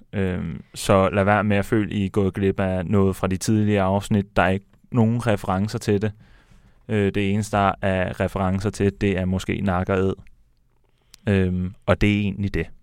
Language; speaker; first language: Danish; native; Danish